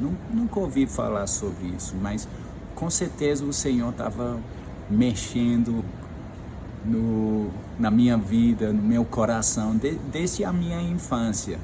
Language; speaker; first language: Portuguese; non-native, fluent; English